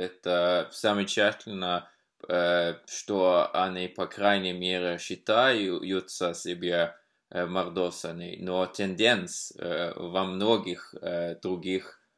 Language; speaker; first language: Russian; non-native, fluent; Norwegian